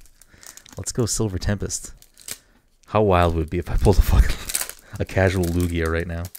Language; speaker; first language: English; native; English